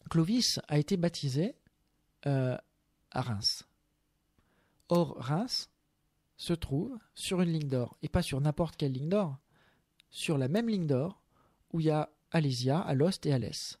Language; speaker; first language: French; native; French